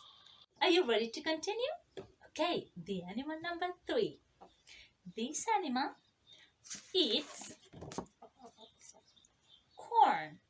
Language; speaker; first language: English; non-native, fluent; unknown